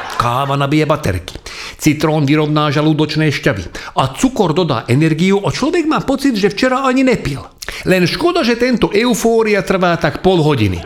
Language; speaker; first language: Slovak; non-native, local second language; Hungarian